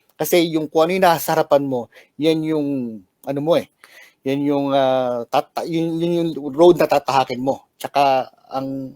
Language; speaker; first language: Filipino; native; Filipino